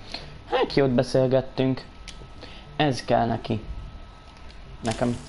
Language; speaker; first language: Hungarian; native; Hungarian